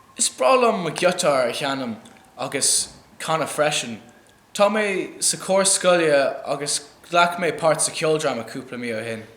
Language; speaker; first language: Irish; non-native, local second language; English